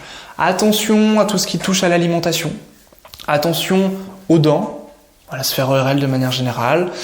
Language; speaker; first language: French; native; French